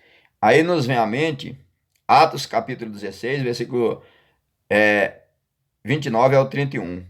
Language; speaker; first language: Portuguese; native; Portuguese